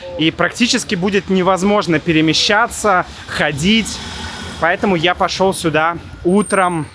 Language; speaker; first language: Russian; native; Russian